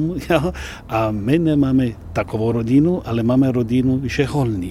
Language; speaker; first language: Czech; non-native, fluent; Polish